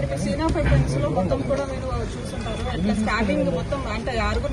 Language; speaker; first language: Telugu; native; Telugu